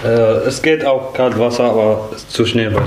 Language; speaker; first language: German; non-native, learner; Arabic